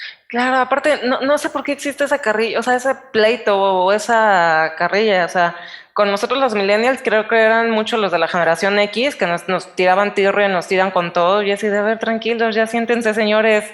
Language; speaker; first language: Spanish; native; Spanish